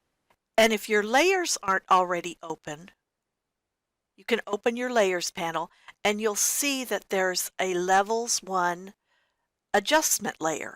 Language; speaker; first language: English; native; English